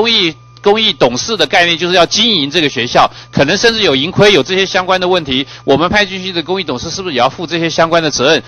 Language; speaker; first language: Chinese; native; Chinese